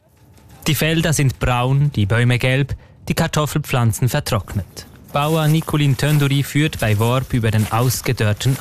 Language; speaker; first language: German; native; German